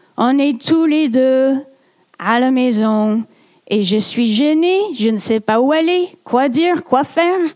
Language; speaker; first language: French; non-native, fluent; English